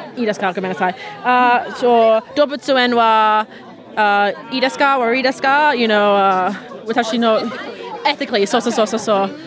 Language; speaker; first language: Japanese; non-native, learner; English